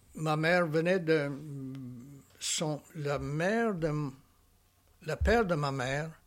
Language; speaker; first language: French; native; French